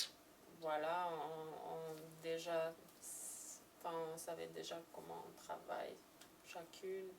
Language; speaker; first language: French; non-native, fluent; Serbian